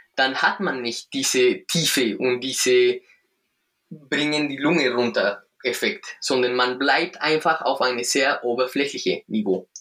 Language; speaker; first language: German; non-native, fluent; Spanish